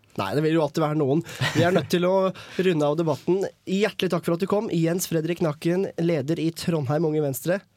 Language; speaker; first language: Norwegian; native; Norwegian